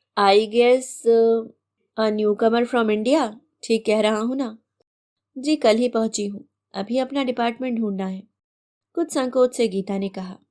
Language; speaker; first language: Hindi; native; Hindi